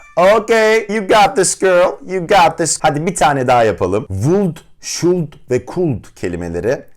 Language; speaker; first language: Turkish; native; Turkish